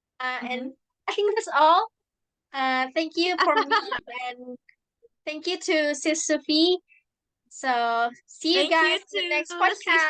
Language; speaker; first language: English; non-native, learner; Indonesian